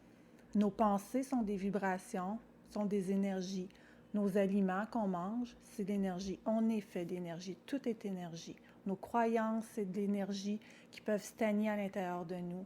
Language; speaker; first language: French; native; French